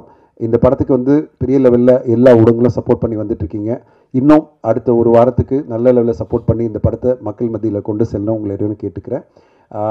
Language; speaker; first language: Tamil; native; Tamil